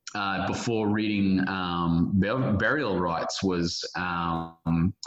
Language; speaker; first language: English; native; English